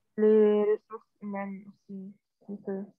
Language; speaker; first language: French; non-native, learner; Arabic